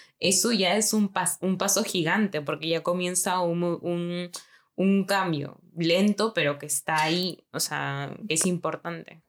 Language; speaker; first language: Spanish; native; Spanish